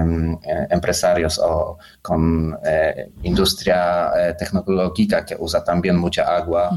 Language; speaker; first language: Spanish; non-native, fluent; Polish